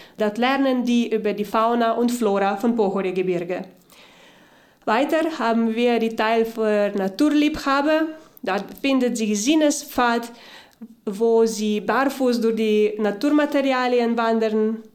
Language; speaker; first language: German; non-native, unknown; Slovenian